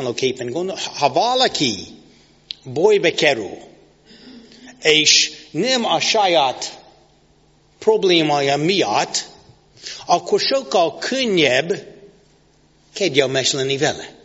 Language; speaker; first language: Hungarian; non-native, fluent; English